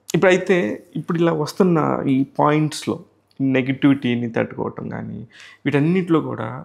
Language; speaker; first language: Telugu; native; Telugu